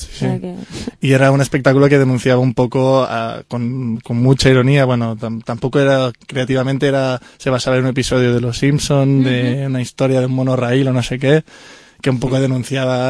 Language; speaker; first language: Spanish; native; Spanish